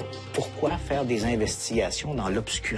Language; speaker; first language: French; native; French